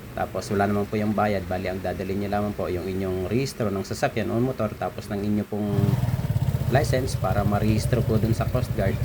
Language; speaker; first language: Filipino; non-native, local second language; Bikol